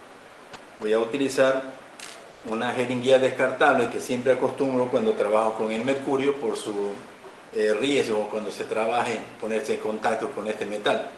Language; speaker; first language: Spanish; native; Spanish